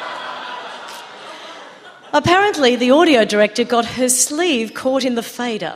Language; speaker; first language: English; native; English